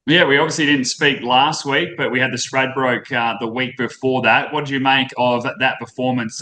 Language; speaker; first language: English; native; English